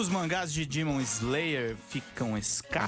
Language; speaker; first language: Portuguese; native; Portuguese